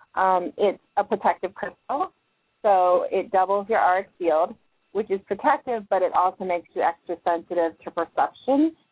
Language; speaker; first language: English; native; English